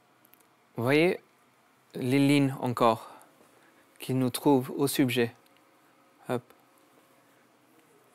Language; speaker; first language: French; non-native, learner; English